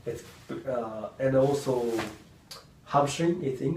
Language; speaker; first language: English; non-native, learner; Japanese